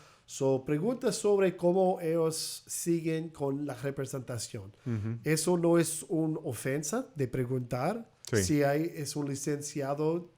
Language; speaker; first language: Spanish; early bilingual, heritage; Spanish